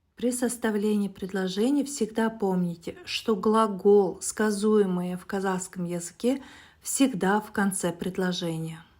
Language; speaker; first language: Russian; non-native, local second language; Kazakh